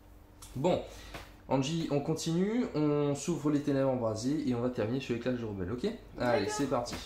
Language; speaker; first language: French; native; French